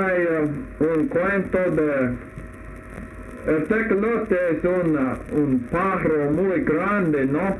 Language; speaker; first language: Spanish; non-native, learner; English